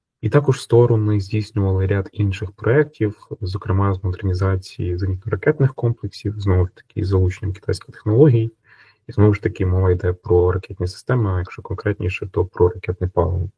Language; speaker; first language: Ukrainian; native; Ukrainian